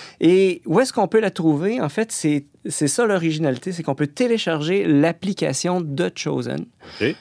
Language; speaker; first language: French; native; French